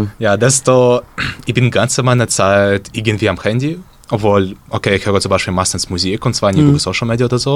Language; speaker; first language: German; non-native, learner; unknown